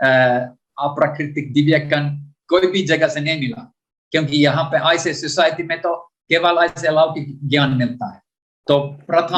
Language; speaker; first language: Hindi; non-native, learner; Finnish